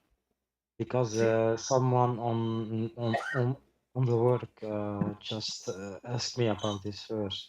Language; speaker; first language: English; non-native, fluent; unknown